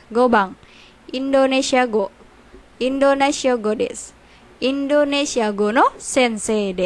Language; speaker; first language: Japanese; non-native, learner; Indonesian